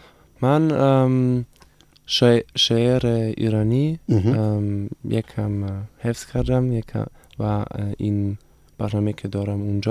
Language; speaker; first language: Persian; non-native, learner; German